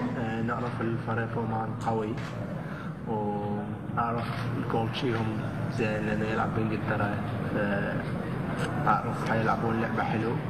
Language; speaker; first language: Arabic; early bilingual, heritage; Arabic